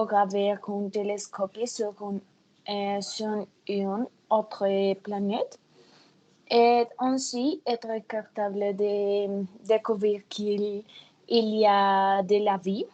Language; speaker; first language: French; non-native, learner; Spanish